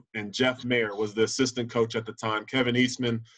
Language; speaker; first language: English; native; English